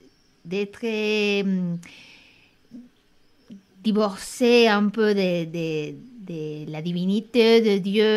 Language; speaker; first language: French; non-native, fluent; Spanish